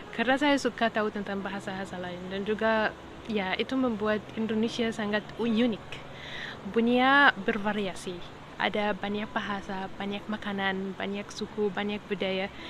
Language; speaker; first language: Indonesian; non-native, fluent; Arabic